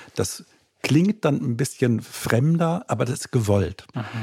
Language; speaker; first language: German; native; German